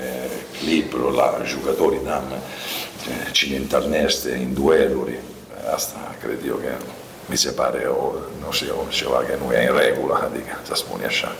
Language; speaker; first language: Romanian; non-native, learner; Italian